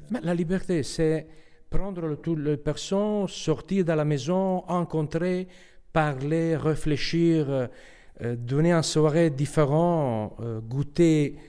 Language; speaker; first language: French; non-native, learner; Italian